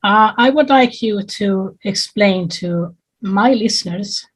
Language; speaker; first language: English; non-native, fluent; Swedish